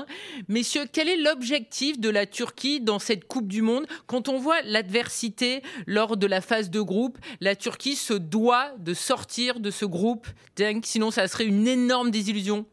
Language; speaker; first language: French; native; French